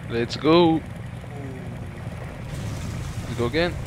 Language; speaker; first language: English; non-native, learner; Spanish